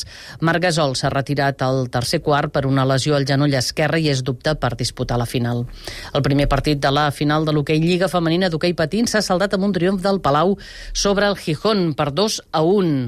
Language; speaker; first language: Catalan; native; Catalan